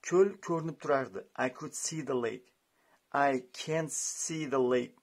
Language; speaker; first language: English; non-native, fluent; Uzbek